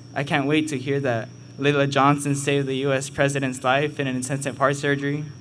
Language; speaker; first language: English; early bilingual, other home language; Spanish